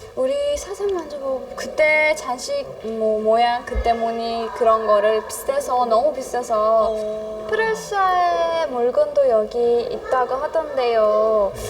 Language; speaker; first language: Korean; non-native, fluent; Persian